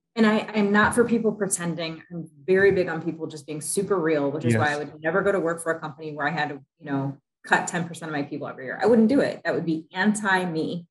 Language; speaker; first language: English; native; English